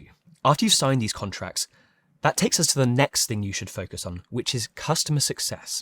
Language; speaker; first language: English; native; English